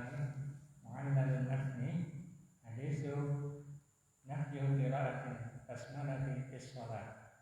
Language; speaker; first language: Arabic; non-native, learner; Indonesian